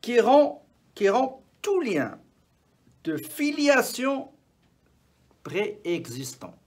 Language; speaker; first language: French; non-native, local second language; Arabic